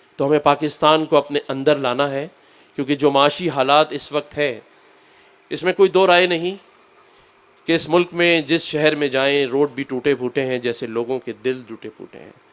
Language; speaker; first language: Urdu; native; Urdu